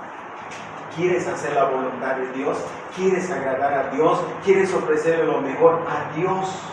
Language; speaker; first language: Spanish; native; Spanish